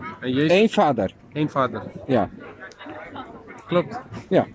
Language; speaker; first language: Dutch; non-native, learner; Polish